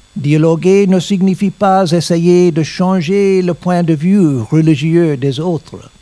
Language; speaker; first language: French; non-native, learner; English